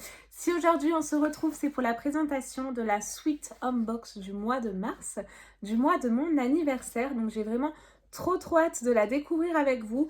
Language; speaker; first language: French; native; French